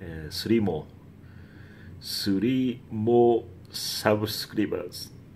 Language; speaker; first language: English; non-native, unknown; Japanese